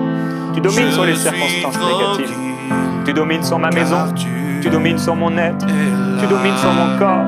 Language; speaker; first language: French; non-native, local second language; Haitian Creole